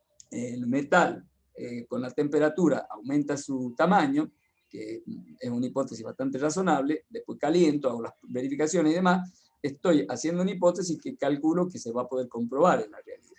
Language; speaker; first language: Spanish; native; Spanish